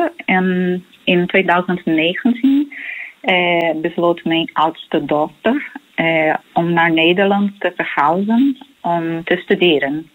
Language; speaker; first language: Dutch; non-native, local second language; Portuguese